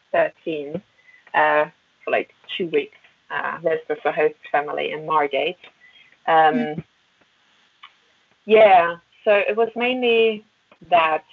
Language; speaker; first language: English; non-native, fluent; German